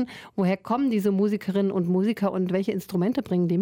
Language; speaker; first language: German; native; German